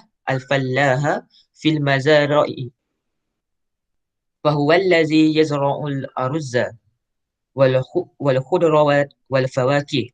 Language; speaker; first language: Arabic; non-native, learner; Malay